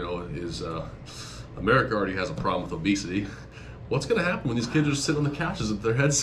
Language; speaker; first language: English; native; English